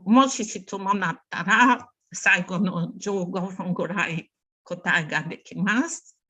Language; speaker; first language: Japanese; non-native, learner; Bulgarian